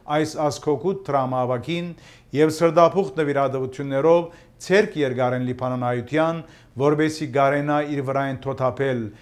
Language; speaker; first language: Armenian; early bilingual, heritage; Armenian